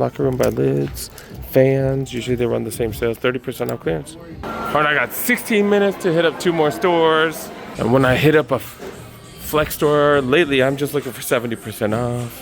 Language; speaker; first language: English; native; English